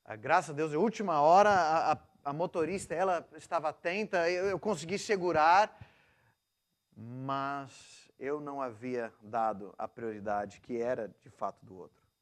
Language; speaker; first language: Portuguese; non-native, local second language; English